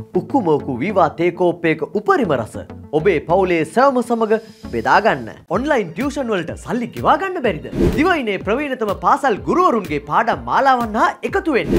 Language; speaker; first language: Sinhala; native; Sinhala